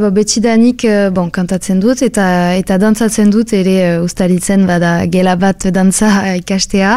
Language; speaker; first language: Basque; non-native, local second language; French